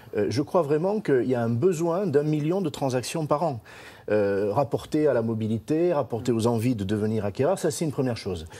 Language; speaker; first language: French; native; French